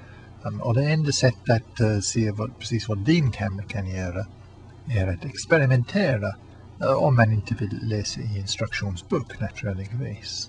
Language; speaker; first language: Swedish; non-native, learner; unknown